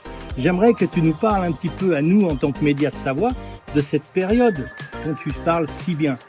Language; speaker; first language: French; native; French